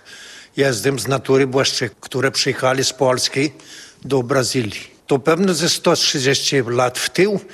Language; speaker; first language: Polish; early bilingual, heritage; Portuguese